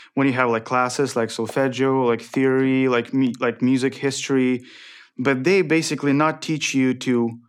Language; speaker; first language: English; non-native, fluent; Ukrainian